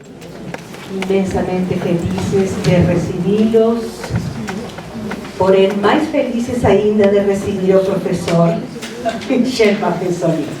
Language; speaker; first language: Portuguese; non-native, fluent; Spanish